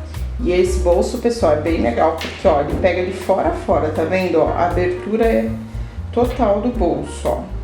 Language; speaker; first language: Portuguese; native; Portuguese